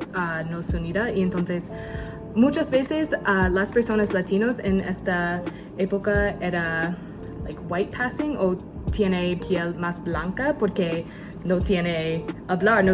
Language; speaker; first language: Spanish; non-native, learner; English